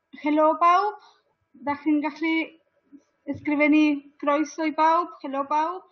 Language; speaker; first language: Welsh; non-native, learner; Spanish